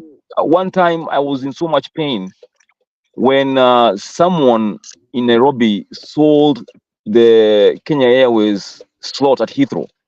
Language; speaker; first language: English; non-native, local second language; Swahili